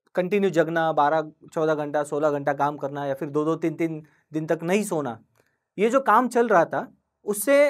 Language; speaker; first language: Hindi; non-native, local second language; Marathi